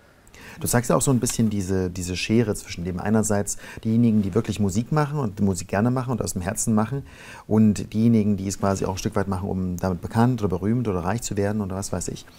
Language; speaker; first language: German; native; German